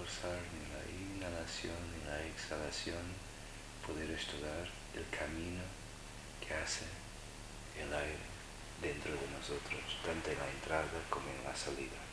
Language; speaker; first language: Spanish; non-native, fluent; Portuguese